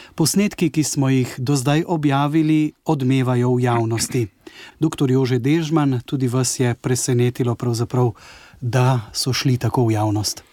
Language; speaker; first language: Slovenian; native; Slovenian